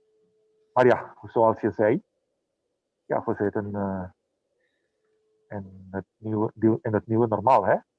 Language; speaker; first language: Dutch; non-native, local second language; Papiamento